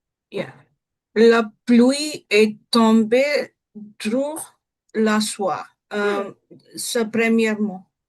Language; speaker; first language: French; non-native, learner; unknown